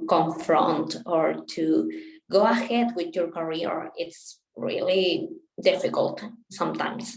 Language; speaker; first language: English; non-native, local second language; Spanish